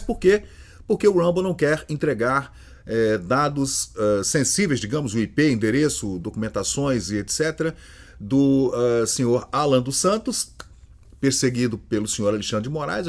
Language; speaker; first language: Portuguese; native; Portuguese